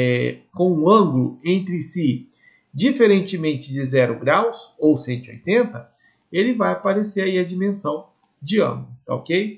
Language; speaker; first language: Portuguese; native; Portuguese